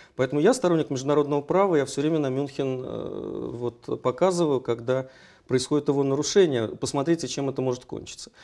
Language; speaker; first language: Russian; native; Russian